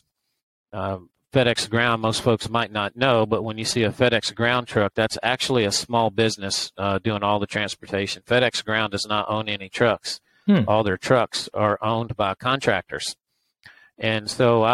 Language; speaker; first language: English; native; English